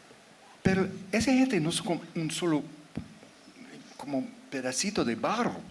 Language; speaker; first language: Spanish; non-native, fluent; English